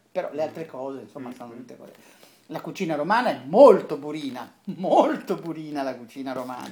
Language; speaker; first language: Italian; native; Italian